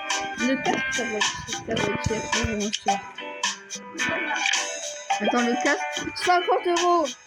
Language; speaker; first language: French; native; French